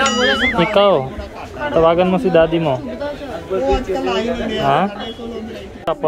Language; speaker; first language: Filipino; non-native, learner; Punjabi